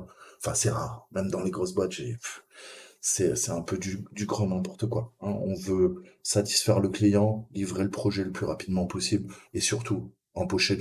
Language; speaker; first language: French; native; French